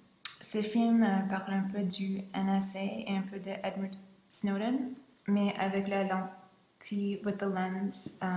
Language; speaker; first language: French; non-native, local second language; English